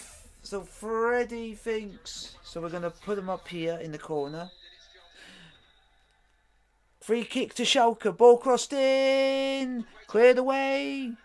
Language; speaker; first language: English; native; English